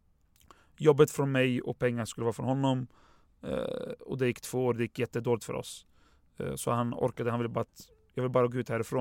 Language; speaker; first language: Swedish; non-native, fluent; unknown